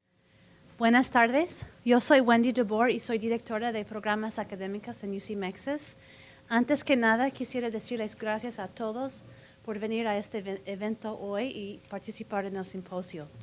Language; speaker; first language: Spanish; non-native, fluent; English